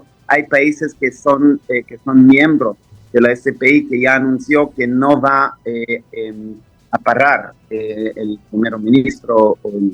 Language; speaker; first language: Spanish; non-native, fluent; Hebrew